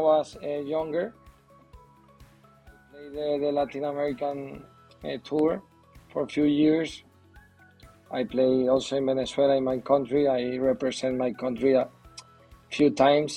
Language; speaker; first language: English; non-native, learner; Spanish